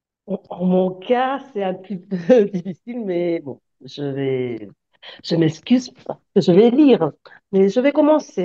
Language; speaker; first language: French; non-native, fluent; Spanish